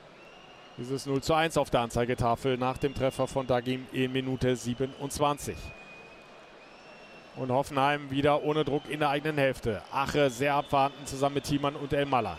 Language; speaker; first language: German; native; German